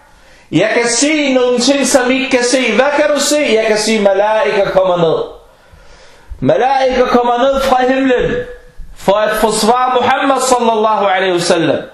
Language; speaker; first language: Danish; non-native, local second language; Arabic